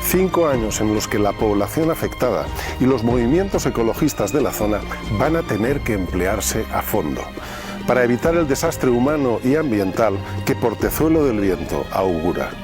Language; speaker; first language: Spanish; native; Spanish